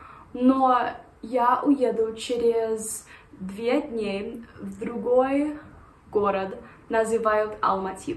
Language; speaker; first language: Russian; non-native, learner; English